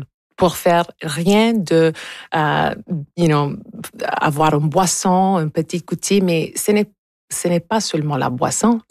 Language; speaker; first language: French; non-native, local second language; English